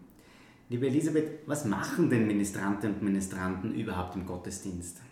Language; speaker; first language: German; native; German